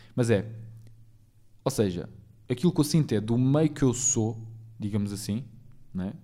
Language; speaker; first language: Portuguese; native; Portuguese